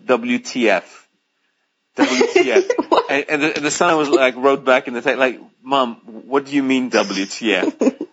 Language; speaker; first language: English; non-native, fluent; Greek